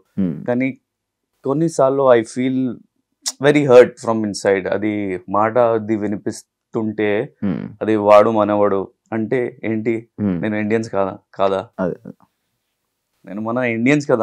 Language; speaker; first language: Telugu; non-native, local second language; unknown